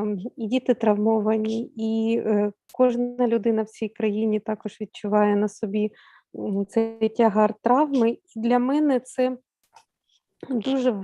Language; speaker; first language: Ukrainian; native; Ukrainian